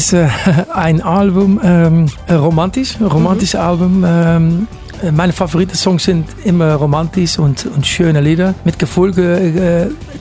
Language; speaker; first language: German; non-native, learner; Dutch